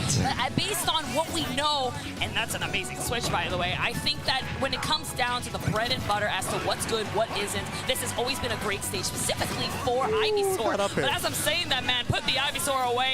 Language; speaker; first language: English; native; English